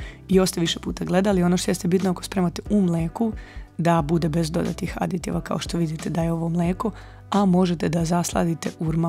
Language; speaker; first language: Serbian; native; Serbian